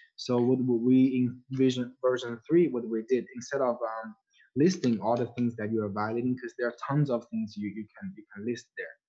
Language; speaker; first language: English; non-native, fluent; Chinese